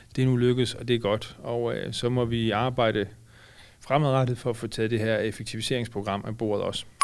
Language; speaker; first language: Danish; native; Danish